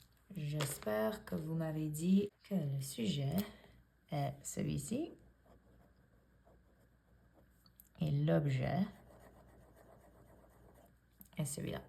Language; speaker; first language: French; non-native, fluent; English